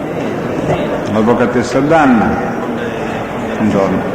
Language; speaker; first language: Italian; native; Italian